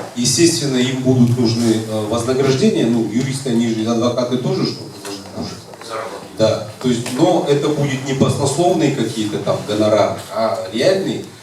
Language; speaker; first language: Russian; non-native, local second language; Kazakh